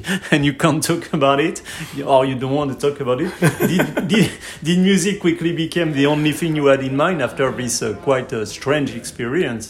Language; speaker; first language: English; non-native, fluent; French